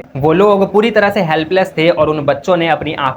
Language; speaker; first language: Hindi; native; Hindi